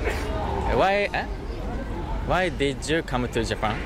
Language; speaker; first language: English; non-native, learner; Japanese